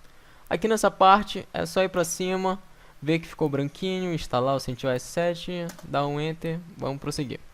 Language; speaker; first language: Portuguese; native; Portuguese